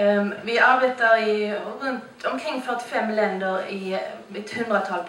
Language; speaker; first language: Swedish; native; Swedish